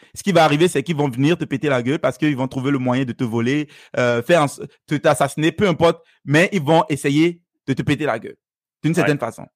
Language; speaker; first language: French; non-native, local second language; Fon